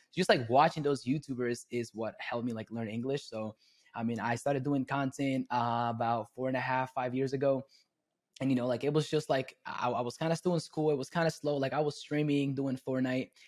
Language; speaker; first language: English; early bilingual, other home language; Spanish